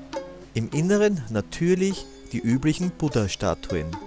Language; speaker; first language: German; native; German